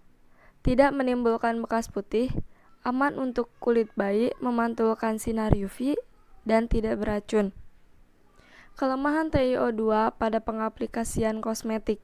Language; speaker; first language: Indonesian; native; Indonesian